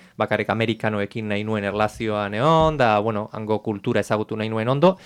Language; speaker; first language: Basque; native; Basque